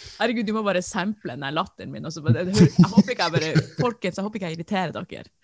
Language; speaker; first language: Norwegian; native; Norwegian